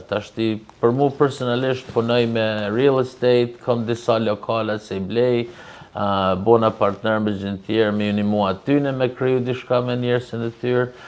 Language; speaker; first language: Albanian; early bilingual, heritage; Albanian